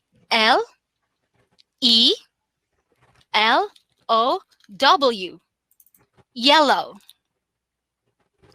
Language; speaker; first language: English; non-native, local second language; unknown